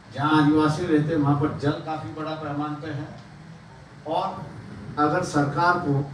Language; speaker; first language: Hindi; non-native, local second language; Marathi